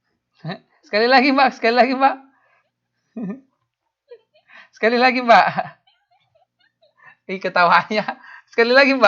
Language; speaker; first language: Indonesian; native; Indonesian